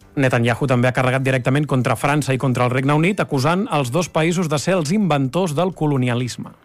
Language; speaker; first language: Catalan; native; Catalan